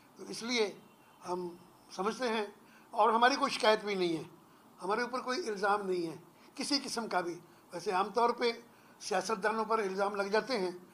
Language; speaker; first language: Hindi; non-native, local second language; Punjabi